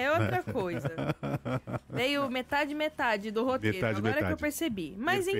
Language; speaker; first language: Portuguese; native; Portuguese